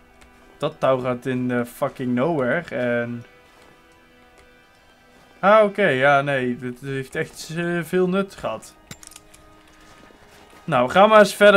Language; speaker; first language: Dutch; native; Dutch